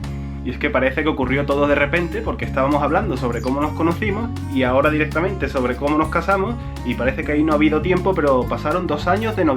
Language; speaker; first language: Spanish; native; Spanish